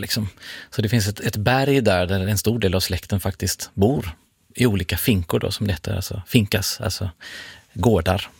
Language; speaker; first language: Swedish; native; Swedish